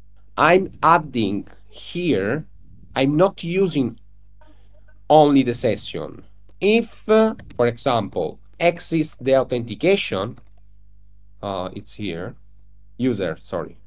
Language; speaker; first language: English; non-native, learner; Italian